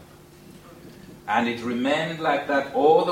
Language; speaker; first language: English; non-native, local second language; Bemba